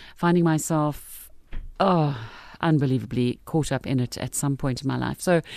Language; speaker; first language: English; native; English